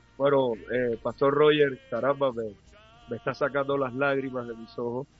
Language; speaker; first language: Spanish; native; Spanish